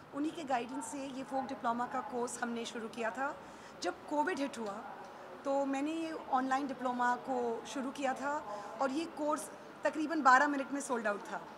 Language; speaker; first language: Hindi; native; Hindi